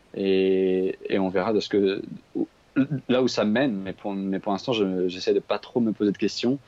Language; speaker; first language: French; native; French